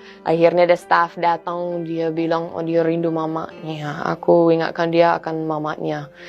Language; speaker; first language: Indonesian; non-native, fluent; English